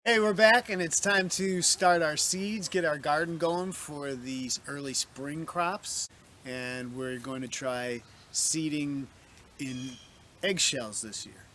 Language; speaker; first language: English; native; English